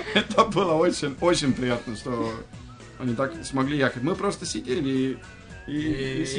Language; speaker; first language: Russian; non-native, fluent; Estonian